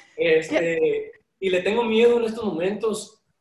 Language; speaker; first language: Spanish; native; Spanish